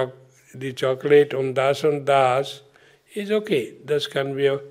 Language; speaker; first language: German; non-native, learner; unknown